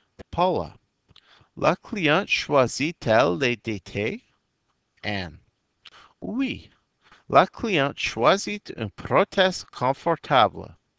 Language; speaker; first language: French; non-native, fluent; English